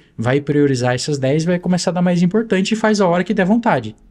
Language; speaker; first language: Portuguese; native; Portuguese